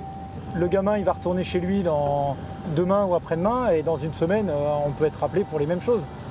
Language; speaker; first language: French; native; French